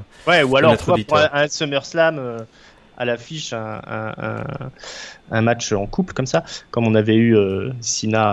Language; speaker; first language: French; native; French